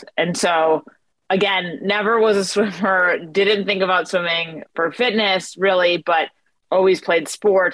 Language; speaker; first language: English; native; English